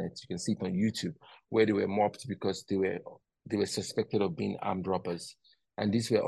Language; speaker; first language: English; non-native, local second language; Yoruba